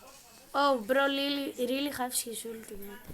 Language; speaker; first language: English; non-native, learner; Greek